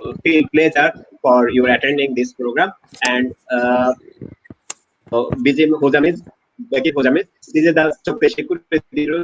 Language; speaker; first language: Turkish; non-native, learner; Bangla